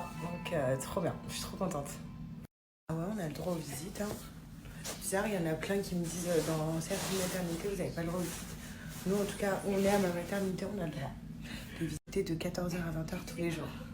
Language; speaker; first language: French; native; French